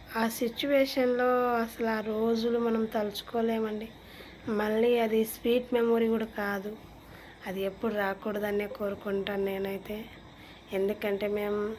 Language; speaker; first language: Telugu; non-native, local second language; Lambadi